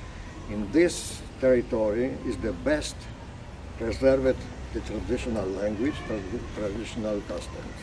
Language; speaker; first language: English; non-native, learner; Polish